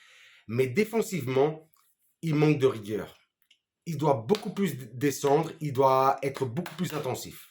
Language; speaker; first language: French; native; French